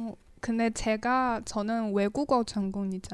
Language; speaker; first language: Korean; non-native, learner; Chinese